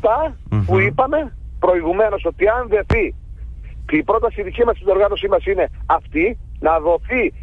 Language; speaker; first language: Greek; native; Greek